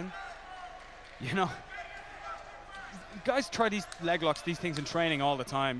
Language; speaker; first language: English; native; English